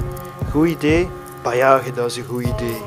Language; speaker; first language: Dutch; native; Dutch